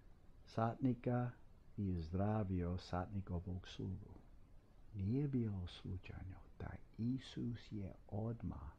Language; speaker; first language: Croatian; non-native, fluent; English